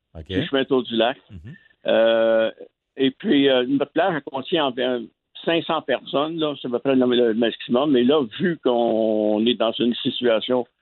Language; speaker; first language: French; native; French